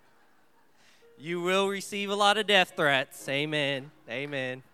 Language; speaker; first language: English; early bilingual, other home language; Vietnamese